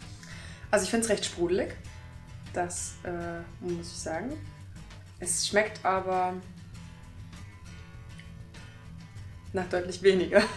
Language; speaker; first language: German; native; German